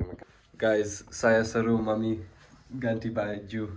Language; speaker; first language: Indonesian; early bilingual, heritage; English